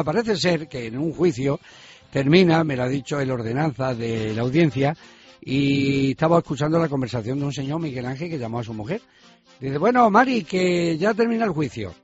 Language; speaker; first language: Spanish; native; Spanish